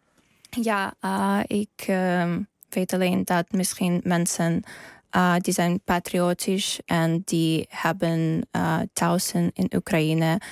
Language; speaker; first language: Dutch; non-native, learner; Ukrainian